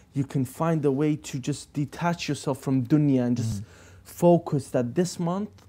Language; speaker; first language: English; native; English